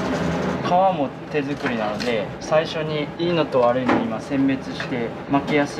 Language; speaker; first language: Japanese; native; Japanese